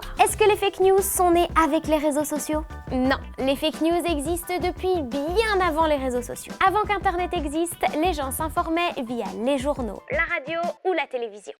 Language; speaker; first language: French; native; French